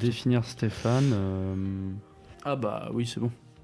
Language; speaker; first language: French; native; French